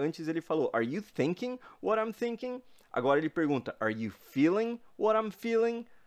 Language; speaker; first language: English; non-native, fluent; Portuguese